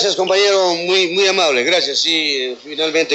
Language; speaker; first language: Spanish; native; Spanish